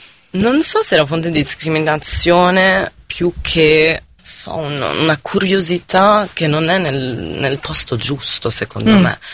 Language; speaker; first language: Italian; non-native, fluent; Arabic